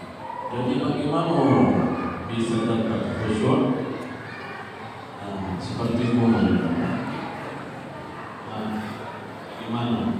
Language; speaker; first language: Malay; non-native, learner; Arabic